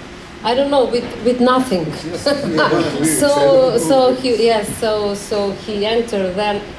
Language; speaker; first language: English; non-native, learner; Macedonian